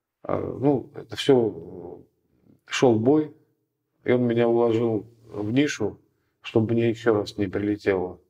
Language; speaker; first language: Russian; native; Russian